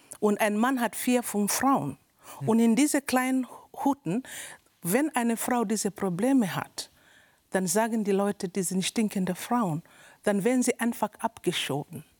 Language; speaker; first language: German; non-native, learner; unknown